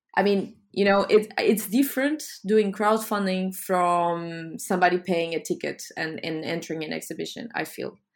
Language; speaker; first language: English; non-native, fluent; Portuguese